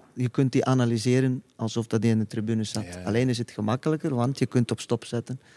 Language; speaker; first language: Dutch; non-native, fluent; Icelandic